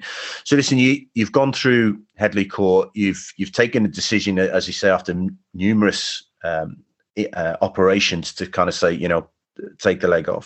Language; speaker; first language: English; native; English